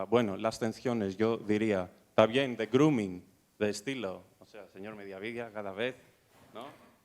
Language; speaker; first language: Spanish; non-native, fluent; Greek